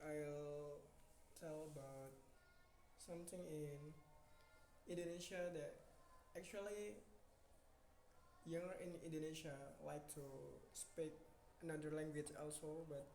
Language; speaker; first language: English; non-native, learner; Indonesian